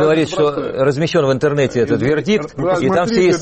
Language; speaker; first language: Russian; native; Russian